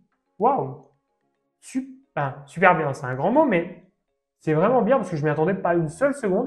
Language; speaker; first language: French; native; French